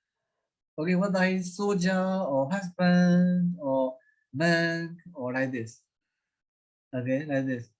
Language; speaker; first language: English; non-native, fluent; Burmese